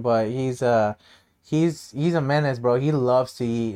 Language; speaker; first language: English; early bilingual, other home language; Spanish